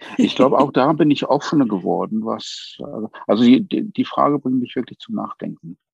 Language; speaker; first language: German; non-native, fluent; English